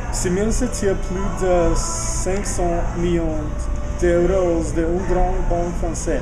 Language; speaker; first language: French; non-native, learner; English